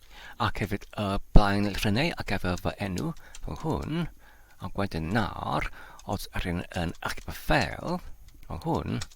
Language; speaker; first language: Welsh; non-native, learner; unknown